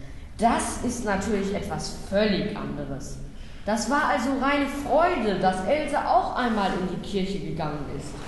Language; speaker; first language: German; native; German